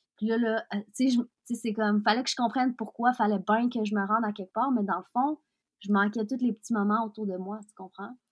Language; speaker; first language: French; early bilingual, other home language; Russian